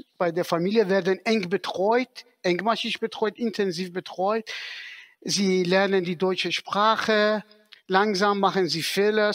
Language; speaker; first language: German; non-native, fluent; Persian